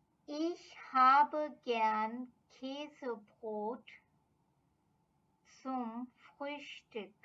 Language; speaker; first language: German; non-native, fluent; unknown